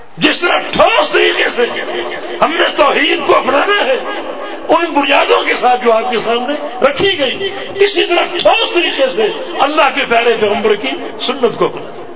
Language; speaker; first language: Urdu; native; Urdu